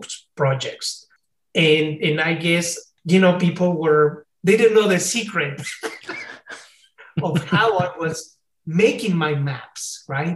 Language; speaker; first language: English; non-native, fluent; Spanish